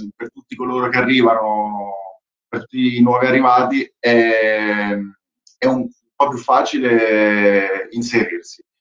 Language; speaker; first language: Italian; native; Italian